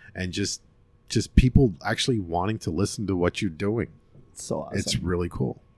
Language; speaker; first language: English; early bilingual, other home language; Hindi